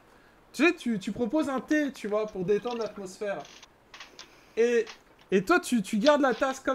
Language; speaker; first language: French; native; French